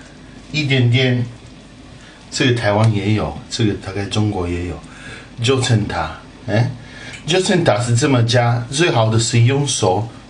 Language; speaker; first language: Chinese; non-native, fluent; Italian